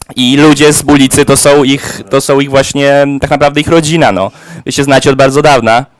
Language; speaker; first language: Polish; native; Polish